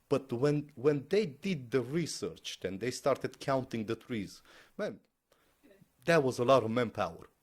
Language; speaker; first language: English; non-native, fluent; Romanian